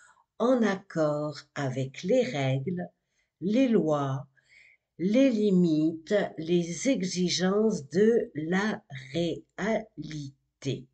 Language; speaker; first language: French; native; French